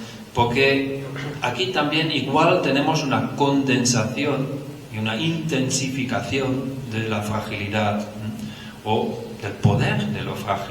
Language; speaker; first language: Spanish; non-native, fluent; Dutch